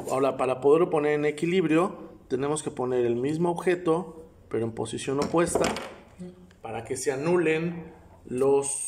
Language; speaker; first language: Spanish; native; Spanish